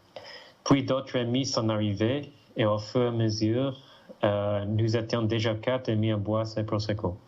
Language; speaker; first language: French; non-native, fluent; English